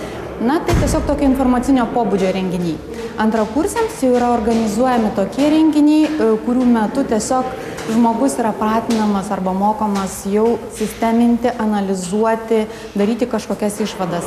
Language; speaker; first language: Lithuanian; native; Lithuanian